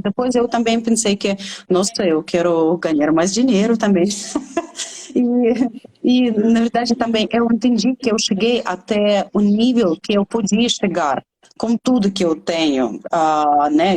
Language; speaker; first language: Portuguese; non-native, fluent; Russian